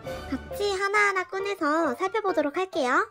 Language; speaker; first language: Korean; native; Korean